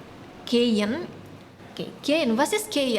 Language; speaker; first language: German; non-native, learner; Indonesian